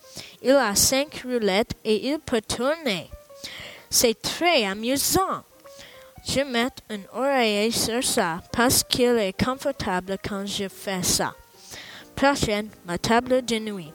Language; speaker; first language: French; non-native, learner; English